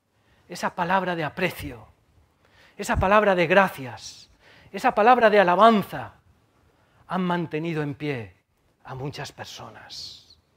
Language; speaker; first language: Spanish; native; Spanish